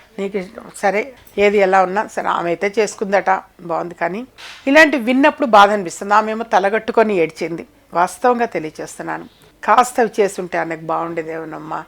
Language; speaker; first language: Telugu; native; Telugu